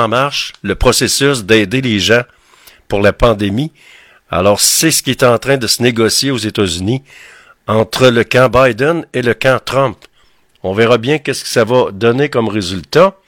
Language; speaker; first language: French; native; French